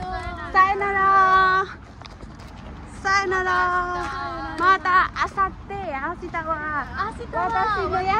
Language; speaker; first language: Japanese; non-native, learner; Nepali